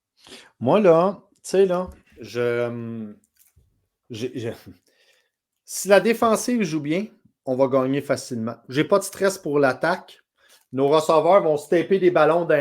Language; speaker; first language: French; native; French